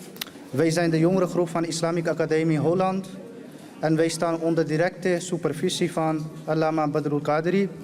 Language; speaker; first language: Dutch; early bilingual, other home language; Urdu